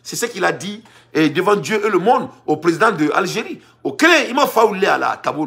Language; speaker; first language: French; non-native, local second language; Bambara